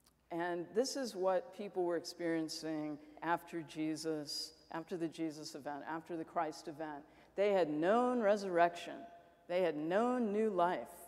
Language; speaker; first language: English; native; English